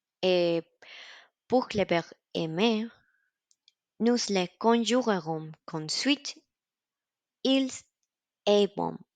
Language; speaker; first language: French; non-native, learner; Spanish